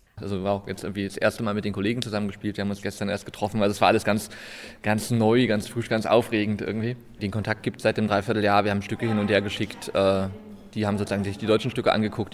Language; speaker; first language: German; native; German